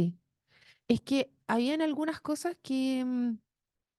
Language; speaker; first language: Spanish; native; Spanish